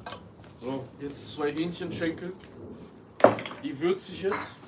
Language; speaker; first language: German; early bilingual, other home language; Kurdish